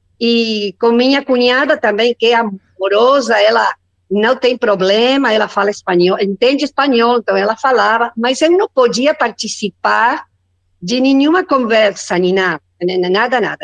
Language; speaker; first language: Portuguese; non-native, learner; Spanish